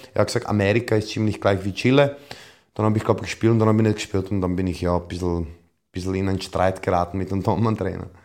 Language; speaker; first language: German; non-native, fluent; Croatian